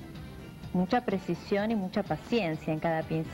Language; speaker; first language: Spanish; native; Spanish